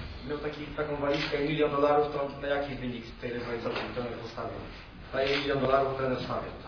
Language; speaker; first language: Polish; native; Polish